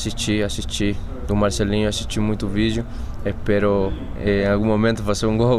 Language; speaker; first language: Portuguese; non-native, fluent; Spanish